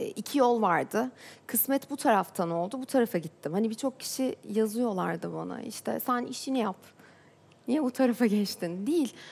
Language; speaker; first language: Turkish; native; Turkish